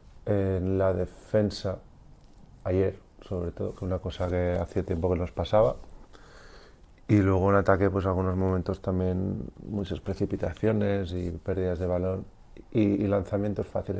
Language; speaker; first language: Spanish; native; Spanish